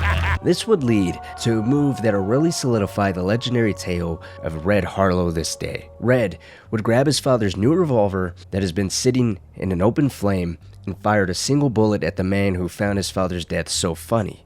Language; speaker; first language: English; native; English